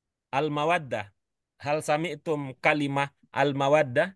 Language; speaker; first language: Arabic; non-native, learner; Indonesian